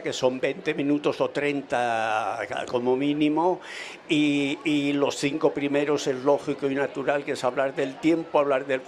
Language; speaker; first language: Spanish; native; Spanish